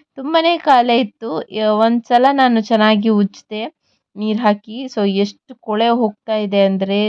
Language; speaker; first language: Kannada; non-native, local second language; Tulu